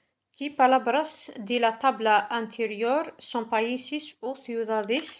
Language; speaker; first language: Spanish; non-native, fluent; French